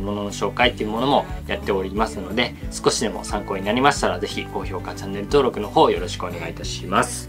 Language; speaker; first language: Japanese; native; Japanese